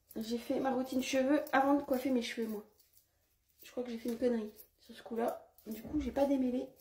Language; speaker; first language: French; early bilingual, other home language; Portuguese